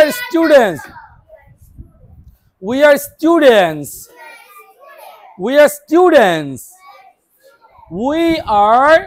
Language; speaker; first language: English; non-native, learner; Bangla